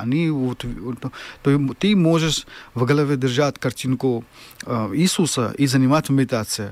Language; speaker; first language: Russian; non-native, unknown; Hindi